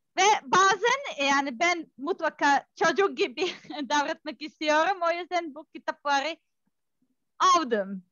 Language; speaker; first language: Turkish; non-native, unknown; Serbian